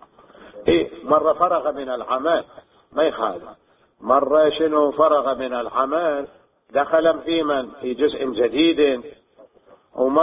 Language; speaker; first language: Arabic; native; Arabic